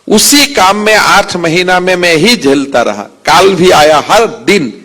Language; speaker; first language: Hindi; non-native, local second language; Assamese